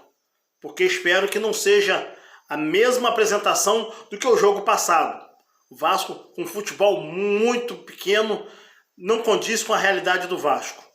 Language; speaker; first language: Portuguese; native; Portuguese